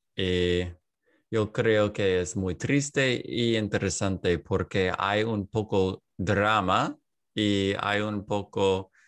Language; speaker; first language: Spanish; non-native, learner; English